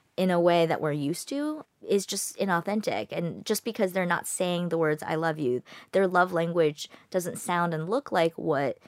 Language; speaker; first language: English; native; English